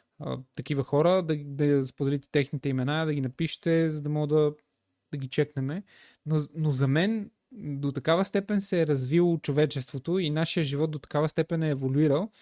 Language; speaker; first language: Bulgarian; native; Bulgarian